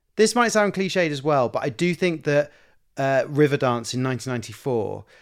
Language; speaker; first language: English; native; English